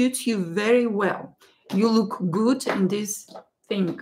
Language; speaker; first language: English; non-native, fluent; Russian